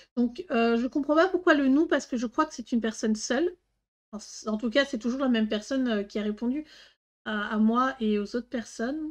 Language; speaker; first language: French; native; French